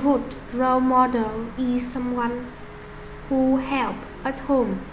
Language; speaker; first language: English; non-native, learner; Vietnamese